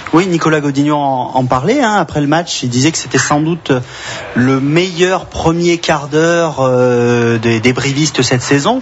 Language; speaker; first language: French; native; French